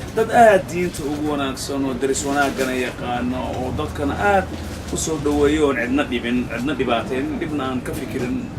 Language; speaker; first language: Somali; non-native, local second language; Maay